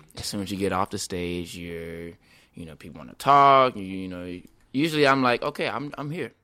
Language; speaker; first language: English; native; English